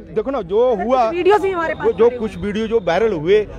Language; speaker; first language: Hindi; native; Hindi